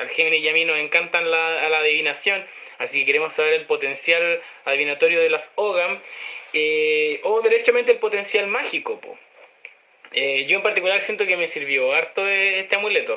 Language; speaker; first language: Spanish; native; Spanish